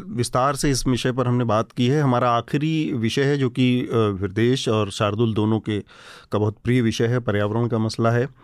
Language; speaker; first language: Hindi; native; Hindi